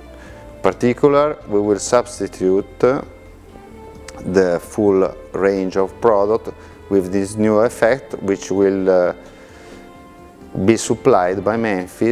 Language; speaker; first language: English; non-native, fluent; Italian